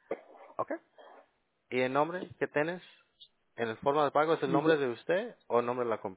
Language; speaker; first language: Spanish; early bilingual, heritage; Spanish